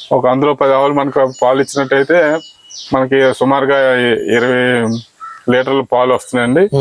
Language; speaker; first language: Telugu; native; Telugu